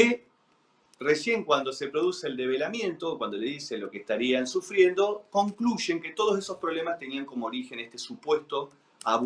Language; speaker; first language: Spanish; native; Spanish